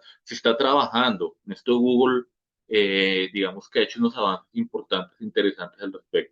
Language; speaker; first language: Spanish; native; Spanish